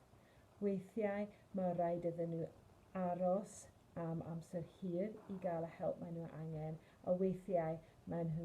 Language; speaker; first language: Welsh; non-native, fluent; English